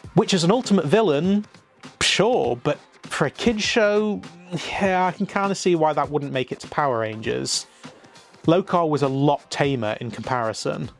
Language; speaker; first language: English; native; English